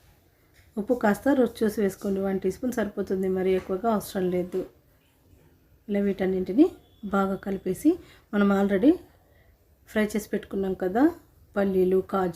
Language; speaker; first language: Telugu; native; Telugu